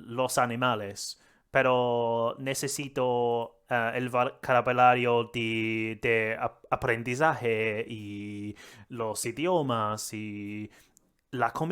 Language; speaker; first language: Spanish; non-native, learner; English